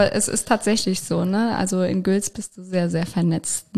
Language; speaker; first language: German; native; German